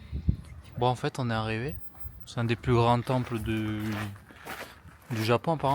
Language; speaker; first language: French; native; French